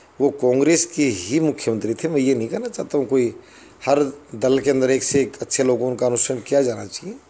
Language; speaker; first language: Hindi; native; Hindi